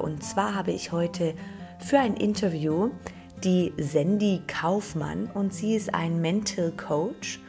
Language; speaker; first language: German; native; German